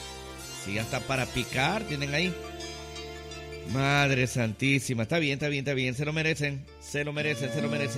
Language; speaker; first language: Spanish; native; Spanish